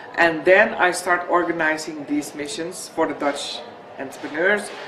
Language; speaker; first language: English; non-native, fluent; Dutch